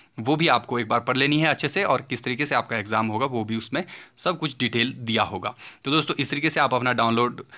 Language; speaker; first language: Hindi; native; Hindi